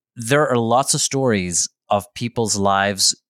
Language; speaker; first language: English; native; English